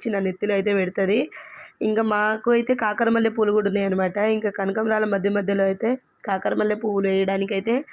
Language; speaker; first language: Telugu; native; Telugu